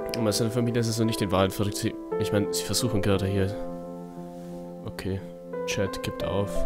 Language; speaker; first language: German; native; German